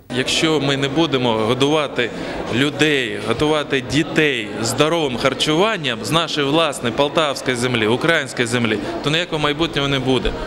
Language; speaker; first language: Ukrainian; native; Ukrainian